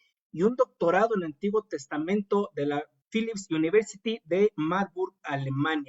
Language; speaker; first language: Spanish; native; Spanish